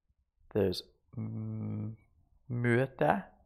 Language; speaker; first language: Finnish; non-native, learner; English